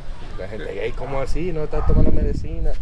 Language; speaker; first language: Spanish; non-native, learner; English